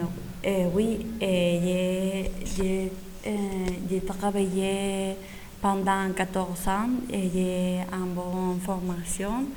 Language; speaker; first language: French; non-native, learner; Spanish